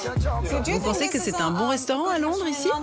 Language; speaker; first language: French; native; French